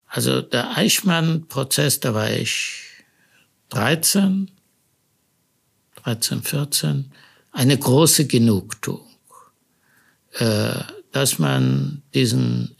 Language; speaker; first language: German; early bilingual, other home language; Hebrew